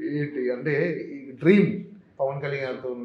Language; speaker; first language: Telugu; native; Telugu